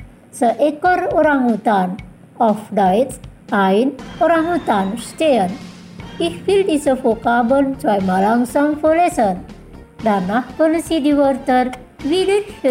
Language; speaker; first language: German; non-native, fluent; Indonesian